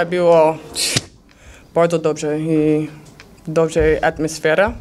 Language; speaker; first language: Polish; non-native, learner; English